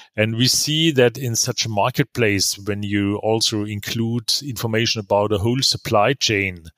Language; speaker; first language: English; non-native, fluent; German